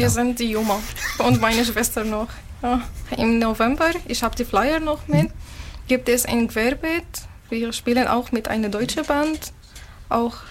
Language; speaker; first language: German; non-native, learner; Arabic